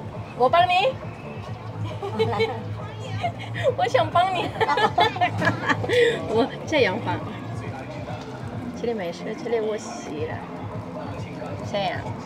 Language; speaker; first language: Chinese; non-native, learner; Indonesian